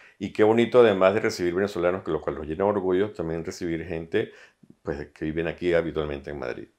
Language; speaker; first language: Spanish; native; Spanish